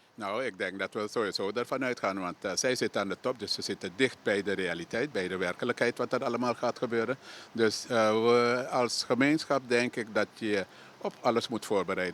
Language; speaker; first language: Dutch; native; Dutch